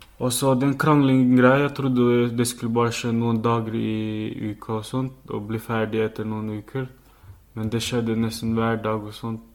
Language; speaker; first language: Norwegian; early bilingual, other home language; Filipino